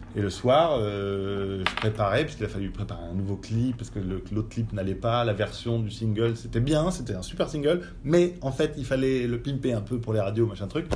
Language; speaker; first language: French; native; French